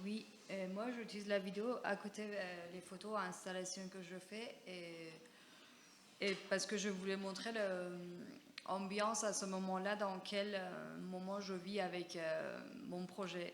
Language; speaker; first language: French; non-native, fluent; Persian